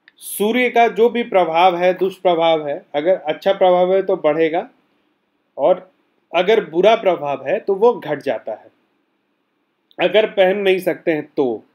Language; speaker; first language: Hindi; native; Hindi